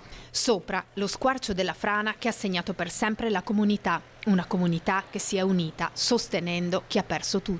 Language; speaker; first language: Italian; native; Italian